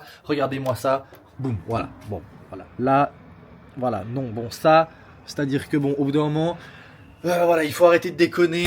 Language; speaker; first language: French; native; French